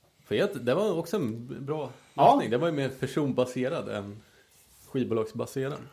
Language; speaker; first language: Swedish; native; Swedish